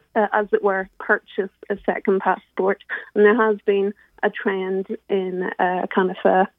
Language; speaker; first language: English; native; English